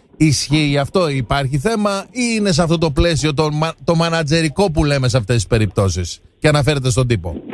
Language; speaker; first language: Greek; native; Greek